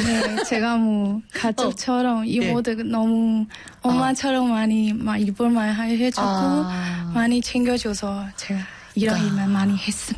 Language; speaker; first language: Korean; non-native, learner; Burmese